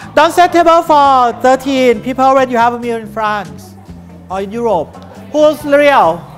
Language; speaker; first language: English; non-native, fluent; Thai